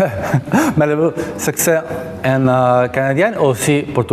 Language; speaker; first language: French; non-native, learner; Italian